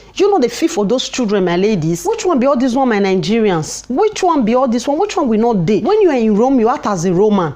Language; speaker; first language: Nigerian Pidgin; non-native, local second language; Bini